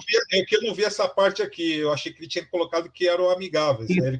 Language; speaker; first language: Portuguese; native; Portuguese